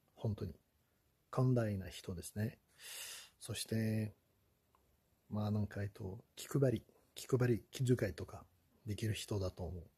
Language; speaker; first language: Japanese; non-native, fluent; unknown